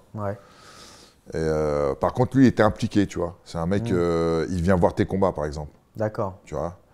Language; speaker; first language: French; native; French